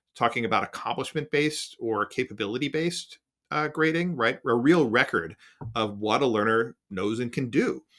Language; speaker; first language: English; native; English